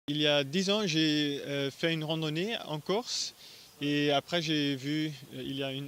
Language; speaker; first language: French; non-native, fluent; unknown